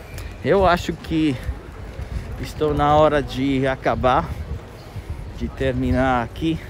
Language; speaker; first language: Portuguese; non-native, fluent; Italian